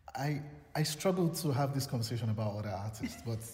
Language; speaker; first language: English; non-native, local second language; Yoruba